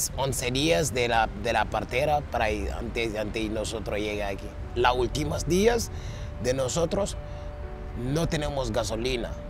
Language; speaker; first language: Spanish; non-native, learner; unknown